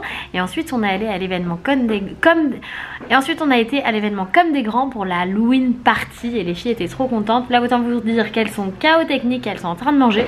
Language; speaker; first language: French; native; French